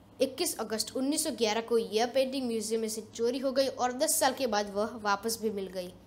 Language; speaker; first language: Hindi; non-native, local second language; Gujarati